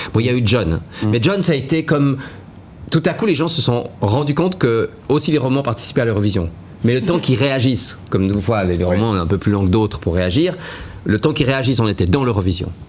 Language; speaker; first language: French; native; French